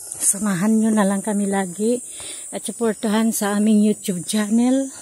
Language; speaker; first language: Filipino; non-native, local second language; Cebuano